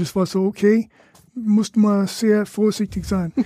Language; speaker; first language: German; non-native, fluent; English